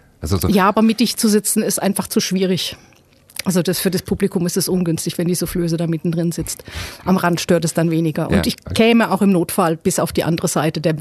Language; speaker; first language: German; native; German